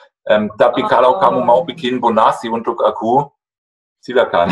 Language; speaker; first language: Indonesian; non-native, fluent; German